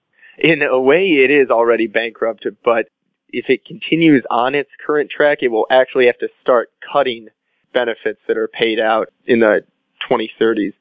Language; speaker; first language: English; native; English